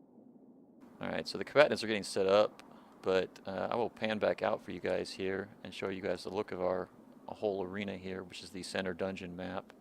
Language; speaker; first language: English; native; English